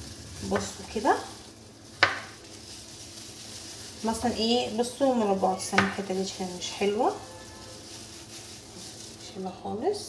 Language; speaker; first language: Arabic; native; Arabic